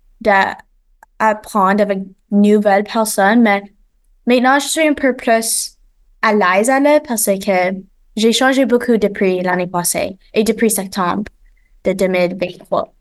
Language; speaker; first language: French; non-native, local second language; English